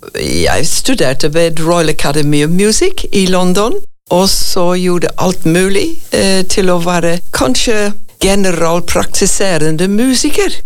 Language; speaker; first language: Norwegian; non-native, fluent; English